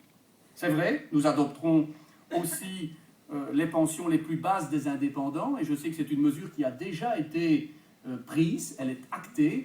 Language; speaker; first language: French; native; French